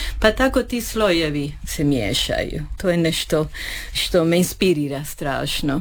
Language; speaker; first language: Croatian; early bilingual, heritage; Croatian